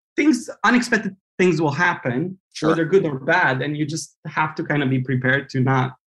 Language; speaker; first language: English; non-native, fluent; Romanian